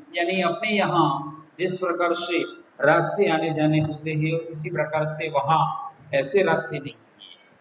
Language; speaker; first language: Hindi; non-native, local second language; Gujarati